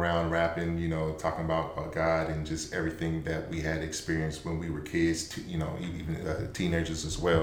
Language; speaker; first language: English; native; English